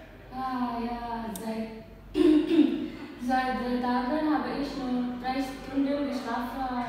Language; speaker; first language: German; non-native, learner; Indonesian